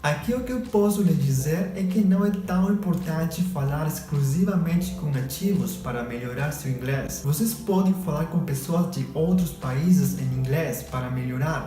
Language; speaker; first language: Portuguese; non-native, fluent; Spanish